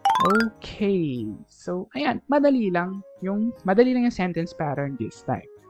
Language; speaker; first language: English; non-native, local second language; Filipino